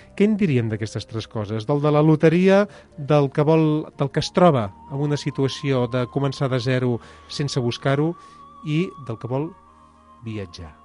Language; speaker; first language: Catalan; native; Catalan